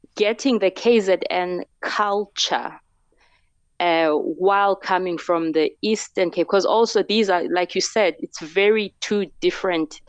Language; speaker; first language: English; non-native, local second language; Xhosa